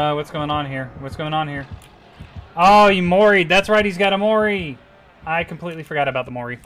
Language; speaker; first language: English; native; English